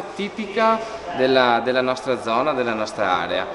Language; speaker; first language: Italian; native; Italian